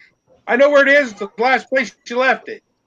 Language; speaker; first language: English; native; English